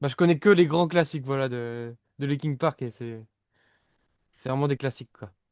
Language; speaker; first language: French; native; French